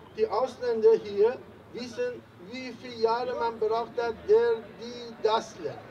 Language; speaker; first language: German; non-native, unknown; Persian